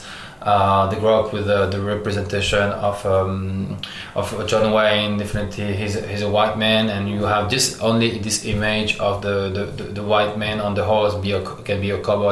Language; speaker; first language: English; non-native, learner; French